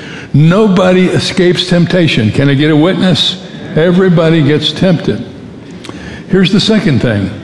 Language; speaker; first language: English; native; English